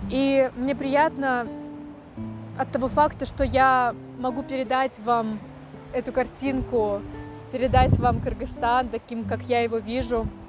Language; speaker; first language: Russian; native; Russian